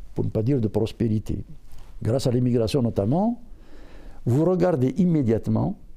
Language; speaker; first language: French; non-native, local second language; Berber languages